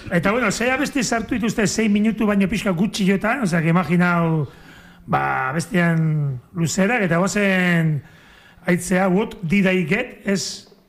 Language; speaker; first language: Basque; native; Basque